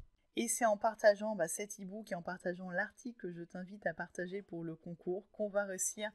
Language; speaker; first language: French; native; French